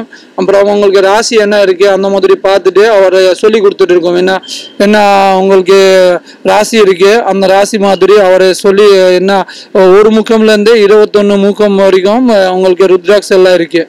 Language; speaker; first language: Tamil; non-native, fluent; Bangla